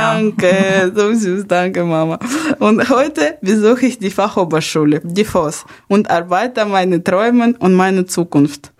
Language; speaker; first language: German; early bilingual, other home language; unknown